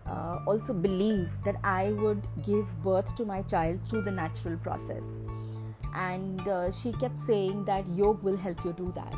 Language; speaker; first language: English; non-native, local second language; Malayalam